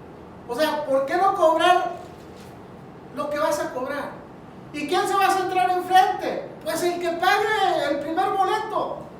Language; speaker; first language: Spanish; native; Spanish